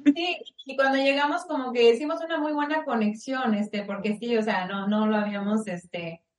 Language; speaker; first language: Spanish; early bilingual, heritage; Spanish